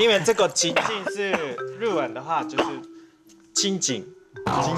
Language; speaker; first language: Chinese; non-native, learner; Japanese